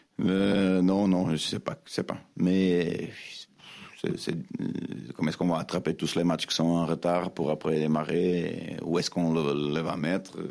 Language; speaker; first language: French; non-native, fluent; Portuguese